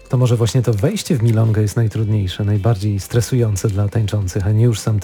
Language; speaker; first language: Polish; native; Polish